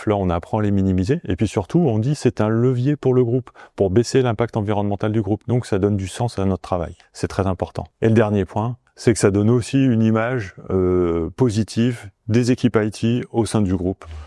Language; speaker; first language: French; native; French